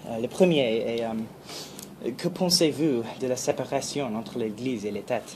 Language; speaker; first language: French; non-native, learner; English